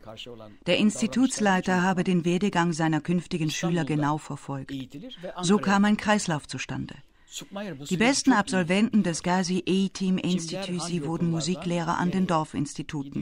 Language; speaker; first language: German; native; German